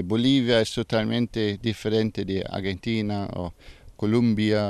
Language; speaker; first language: Spanish; non-native, learner; German